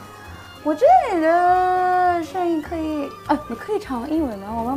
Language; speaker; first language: Chinese; non-native, fluent; Malay